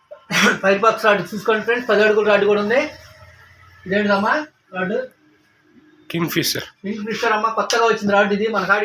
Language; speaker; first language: Telugu; native; Telugu